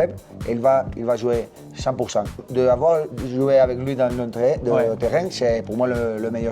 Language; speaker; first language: French; non-native, learner; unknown